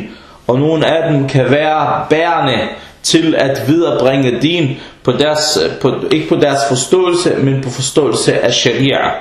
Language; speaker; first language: Danish; early bilingual, other home language; Arabic